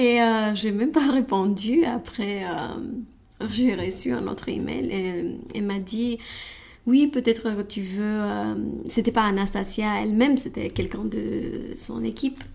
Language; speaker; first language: French; non-native, learner; Romanian